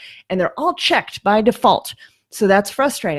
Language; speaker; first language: English; native; English